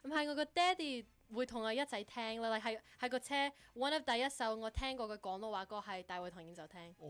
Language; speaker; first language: Cantonese; early bilingual, heritage; English